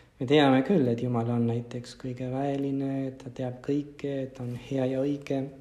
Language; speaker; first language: Estonian; non-native, fluent; Spanish